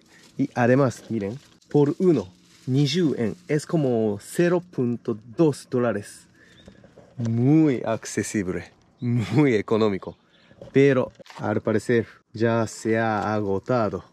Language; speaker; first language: Spanish; non-native, fluent; Japanese